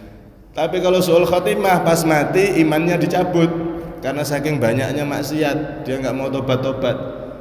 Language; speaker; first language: Indonesian; non-native, local second language; Javanese